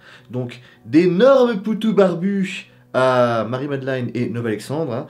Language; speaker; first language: French; native; French